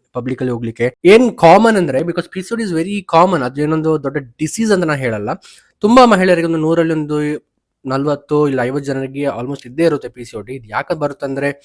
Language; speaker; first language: Kannada; native; Kannada